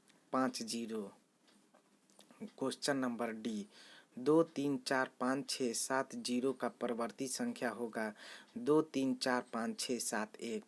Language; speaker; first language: Hindi; native; Hindi